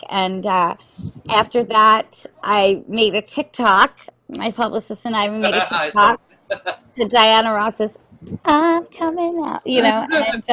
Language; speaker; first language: English; native; English